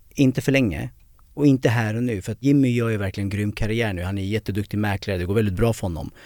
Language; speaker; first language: Swedish; native; Swedish